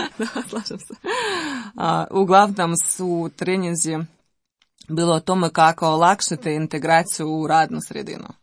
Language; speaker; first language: Croatian; non-native, learner; Russian